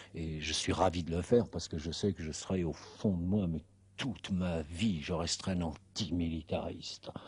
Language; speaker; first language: French; non-native, fluent; Spanish